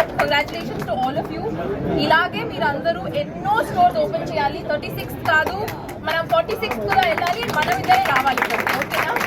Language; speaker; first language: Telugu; non-native, learner; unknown